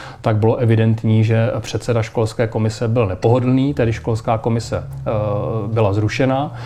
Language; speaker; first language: Czech; native; Czech